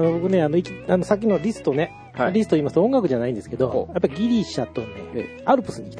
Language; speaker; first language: Japanese; native; Japanese